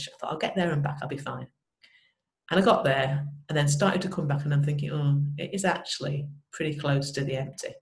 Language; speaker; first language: English; native; English